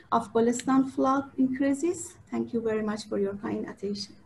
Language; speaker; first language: English; non-native, fluent; Persian